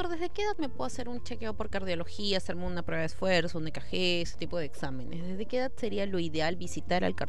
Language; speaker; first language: Spanish; native; Spanish